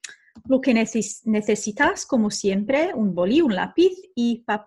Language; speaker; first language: Spanish; non-native, fluent; English